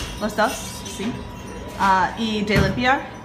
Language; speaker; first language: Spanish; non-native, learner; English